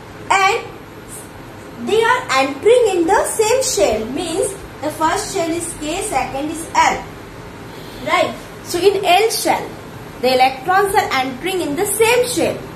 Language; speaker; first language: English; non-native, local second language; Hindi